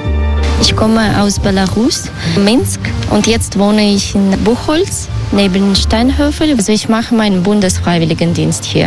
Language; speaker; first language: German; non-native, learner; Russian